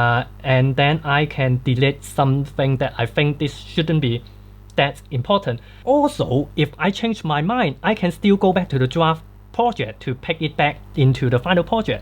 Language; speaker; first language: English; non-native, fluent; Cantonese